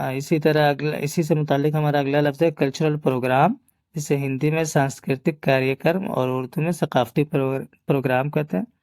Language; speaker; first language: Urdu; native; Urdu